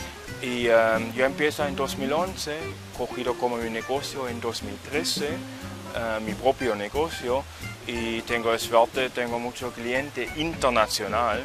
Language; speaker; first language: Spanish; non-native, fluent; German